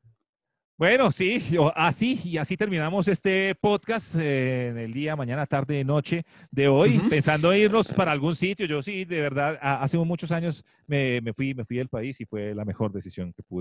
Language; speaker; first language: Spanish; native; Spanish